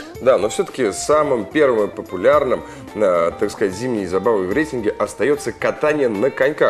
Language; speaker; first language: Russian; native; Russian